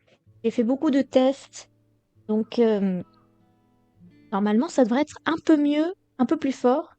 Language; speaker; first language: French; native; French